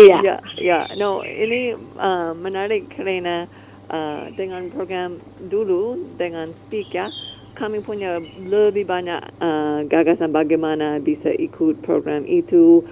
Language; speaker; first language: Indonesian; non-native, learner; English